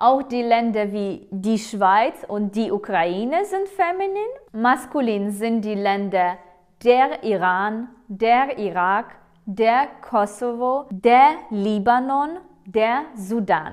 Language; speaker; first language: German; non-native, fluent; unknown